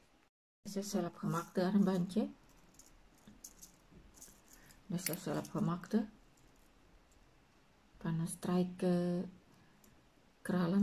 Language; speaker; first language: Dutch; non-native, learner; Indonesian